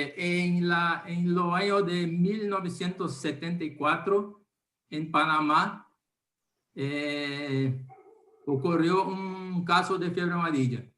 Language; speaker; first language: Spanish; non-native, learner; Portuguese